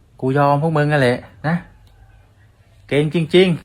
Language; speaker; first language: Thai; native; Thai